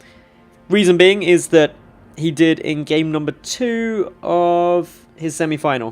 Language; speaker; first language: English; native; English